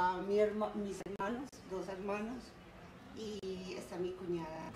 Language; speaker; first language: Spanish; native; Spanish